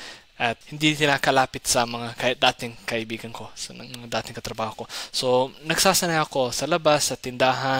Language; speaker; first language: Filipino; non-native, fluent; Somali